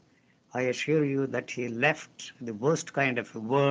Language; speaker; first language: English; non-native, local second language; Telugu